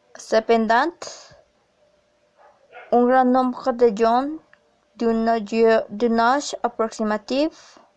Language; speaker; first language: French; non-native, learner; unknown